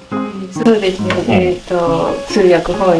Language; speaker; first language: Japanese; non-native, fluent; English